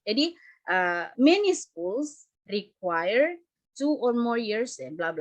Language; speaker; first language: English; non-native, fluent; Indonesian